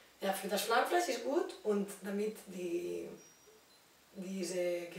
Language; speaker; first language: German; non-native, learner; Spanish